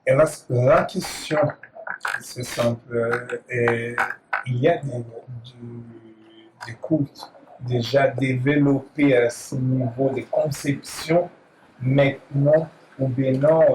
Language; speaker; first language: French; non-native, learner; Portuguese